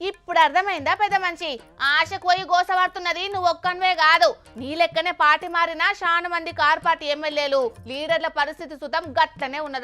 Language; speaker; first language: Telugu; native; Telugu